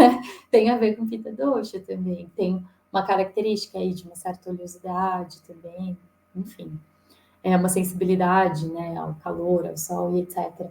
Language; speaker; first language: Portuguese; native; Portuguese